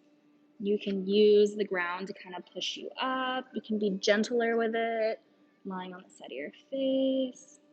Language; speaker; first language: English; native; English